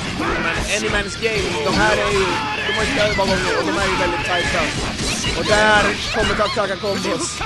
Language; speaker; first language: Swedish; native; Swedish